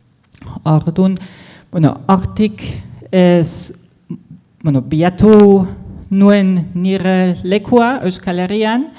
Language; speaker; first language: Basque; non-native, fluent; German